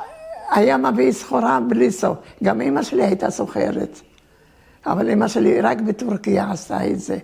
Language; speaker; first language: Hebrew; early bilingual, other home language; Turkish